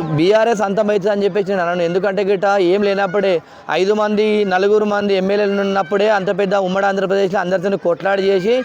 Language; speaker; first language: Telugu; native; Telugu